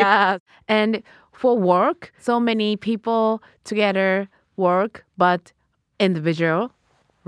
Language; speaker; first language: English; non-native, learner; Japanese